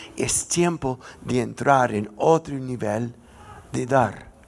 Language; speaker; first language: Spanish; non-native, fluent; English